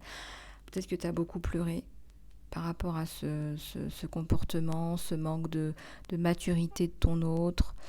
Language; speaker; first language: French; native; French